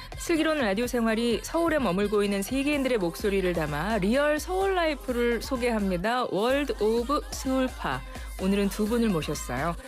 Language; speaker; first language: Korean; native; Korean